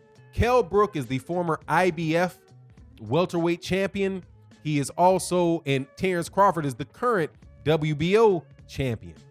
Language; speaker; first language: English; native; English